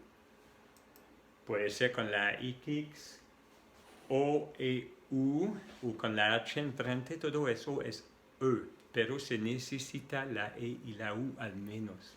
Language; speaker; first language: Spanish; non-native, fluent; French